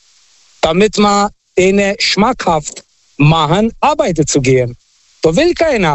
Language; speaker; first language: German; non-native, fluent; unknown